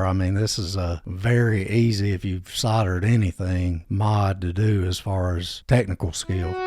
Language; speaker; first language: English; native; English